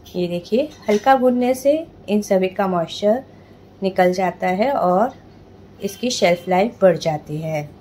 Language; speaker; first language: Hindi; non-native, local second language; Telugu